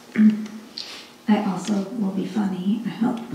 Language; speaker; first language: English; early bilingual, other home language; Hindi